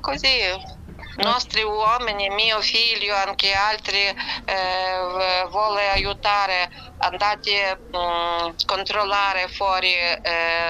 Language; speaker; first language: Italian; non-native, learner; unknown